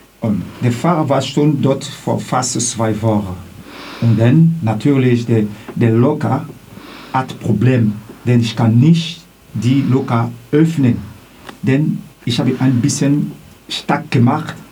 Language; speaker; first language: German; non-native, learner; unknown